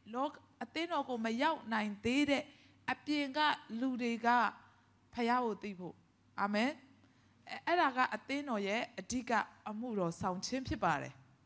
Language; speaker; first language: Burmese; non-native, local second language; Tedim Chin